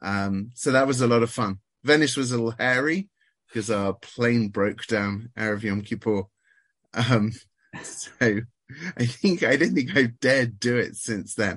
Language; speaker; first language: English; native; English